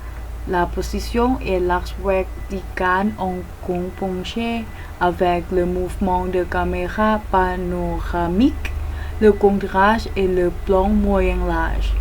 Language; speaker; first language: French; non-native, learner; Thai